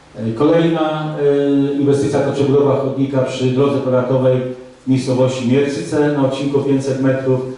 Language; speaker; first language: Polish; native; Polish